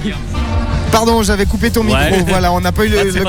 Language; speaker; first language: French; native; French